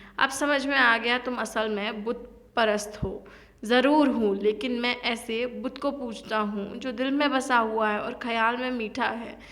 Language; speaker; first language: Hindi; native; Hindi